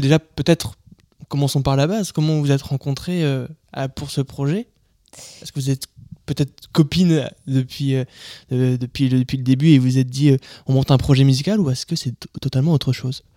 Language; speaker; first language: French; native; French